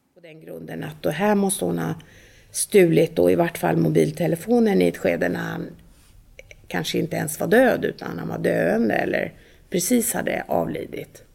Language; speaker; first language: Swedish; native; Swedish